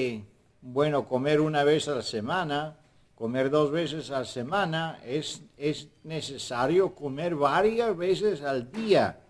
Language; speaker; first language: Spanish; non-native, fluent; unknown